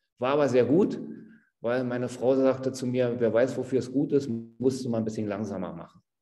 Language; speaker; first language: German; native; German